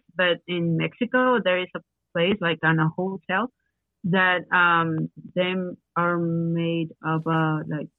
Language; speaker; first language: English; non-native, learner; Spanish